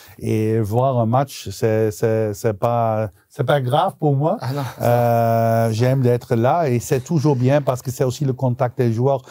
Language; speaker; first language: French; non-native, local second language; Dutch